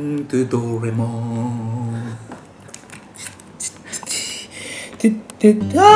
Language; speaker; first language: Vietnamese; non-native, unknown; Japanese